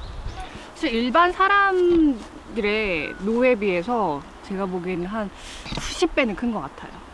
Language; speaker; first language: Korean; native; Korean